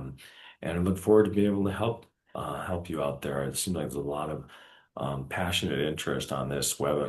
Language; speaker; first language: English; native; English